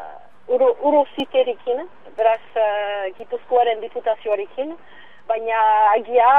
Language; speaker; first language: Basque; non-native, local second language; French